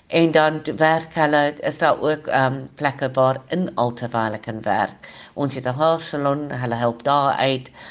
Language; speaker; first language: Afrikaans; non-native, local second language; English